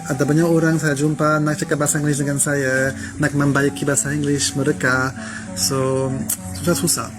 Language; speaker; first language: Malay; non-native, learner; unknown